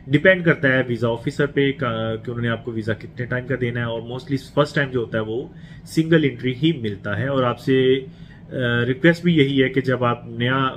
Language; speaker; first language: Urdu; native; Urdu